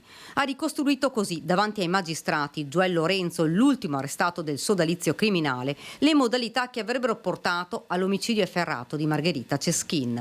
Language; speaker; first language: Italian; native; Italian